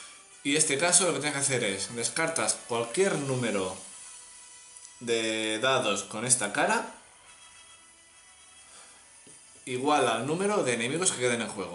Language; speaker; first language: Spanish; native; Spanish